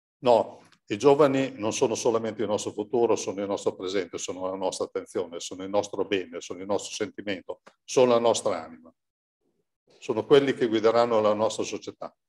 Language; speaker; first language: Italian; native; Italian